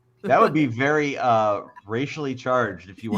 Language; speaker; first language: English; native; English